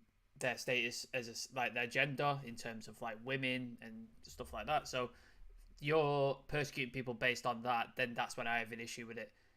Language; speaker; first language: English; native; English